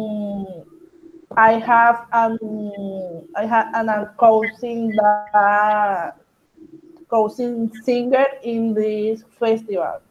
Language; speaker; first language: English; non-native, learner; Spanish